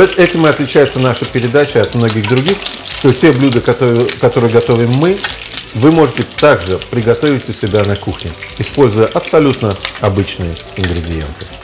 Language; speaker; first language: Russian; native; Russian